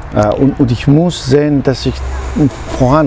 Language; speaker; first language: German; non-native, fluent; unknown